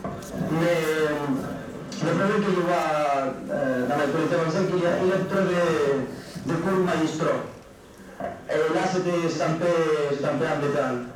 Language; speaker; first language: French; non-native, fluent; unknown